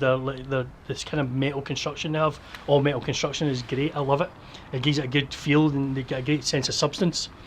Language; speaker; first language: English; native; English